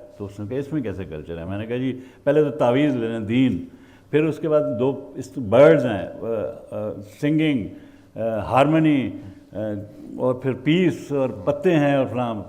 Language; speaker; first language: Urdu; native; Urdu